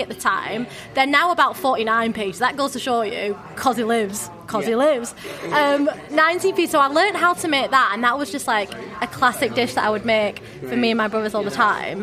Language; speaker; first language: English; native; English